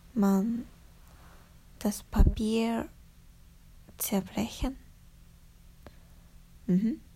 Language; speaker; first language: German; non-native, learner; Japanese